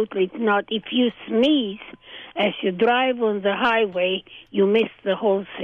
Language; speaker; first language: English; non-native, fluent; Hungarian